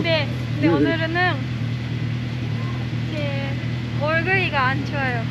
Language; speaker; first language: Korean; non-native, learner; Japanese